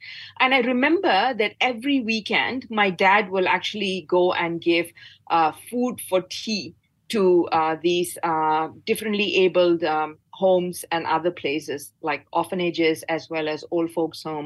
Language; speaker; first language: English; non-native, local second language; Tamil